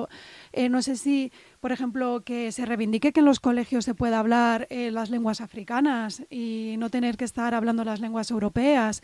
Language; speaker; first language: Spanish; native; Spanish